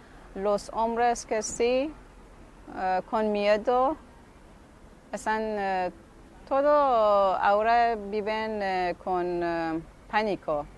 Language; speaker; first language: Spanish; non-native, learner; Persian